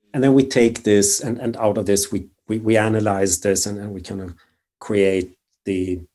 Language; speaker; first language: English; non-native, fluent; Swedish